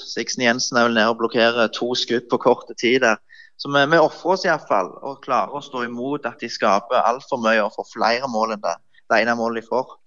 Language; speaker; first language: Norwegian; native; Norwegian